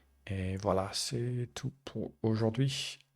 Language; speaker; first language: French; non-native, learner; English